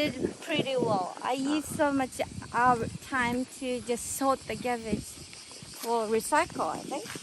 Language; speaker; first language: English; non-native, fluent; Japanese